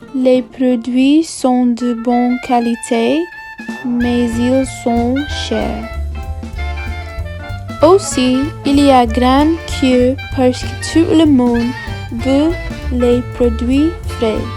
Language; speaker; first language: French; non-native, learner; English